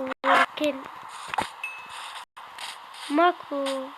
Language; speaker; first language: Arabic; native; Arabic